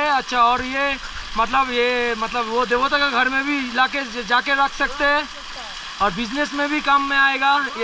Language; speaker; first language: Hindi; non-native, local second language; Bangla